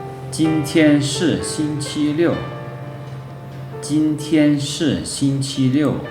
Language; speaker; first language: Chinese; non-native, fluent; Lao